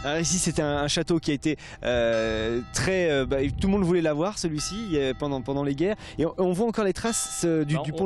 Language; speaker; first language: French; native; French